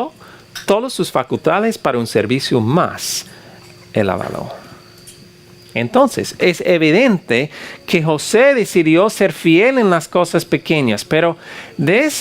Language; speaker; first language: Spanish; non-native, fluent; English